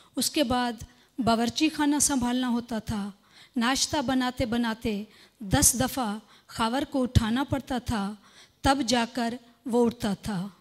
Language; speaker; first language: Urdu; non-native, local second language; Sindhi